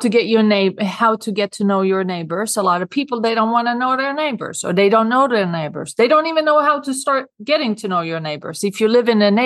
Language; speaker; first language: English; non-native, fluent; Swedish